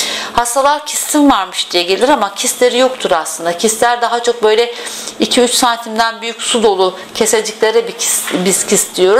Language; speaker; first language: Turkish; native; Turkish